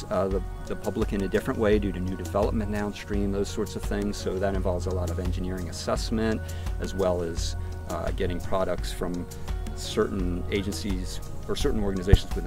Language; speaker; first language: English; native; English